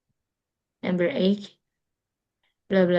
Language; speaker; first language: English; non-native, local second language; Indonesian